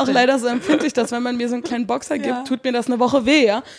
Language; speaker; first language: German; native; German